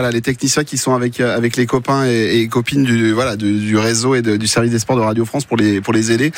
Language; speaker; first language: French; native; French